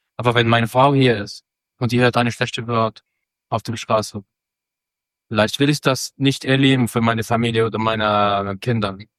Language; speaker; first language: German; non-native, fluent; Arabic